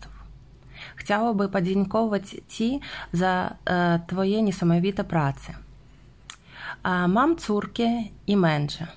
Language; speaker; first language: Polish; non-native, learner; Ukrainian